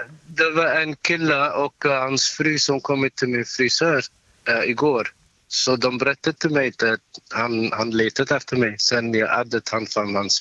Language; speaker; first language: Swedish; non-native, learner; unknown